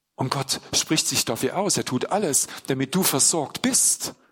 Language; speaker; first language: German; native; German